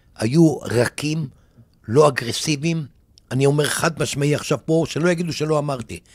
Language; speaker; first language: Hebrew; native; Hebrew